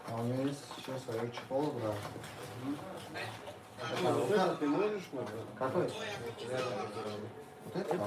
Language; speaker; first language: Russian; non-native, learner; Tajik